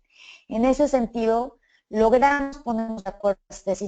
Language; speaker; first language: Spanish; native; Spanish